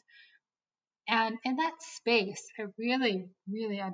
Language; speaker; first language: English; native; English